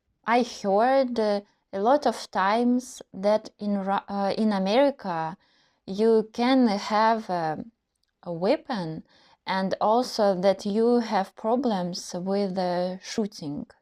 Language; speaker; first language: English; non-native, learner; Russian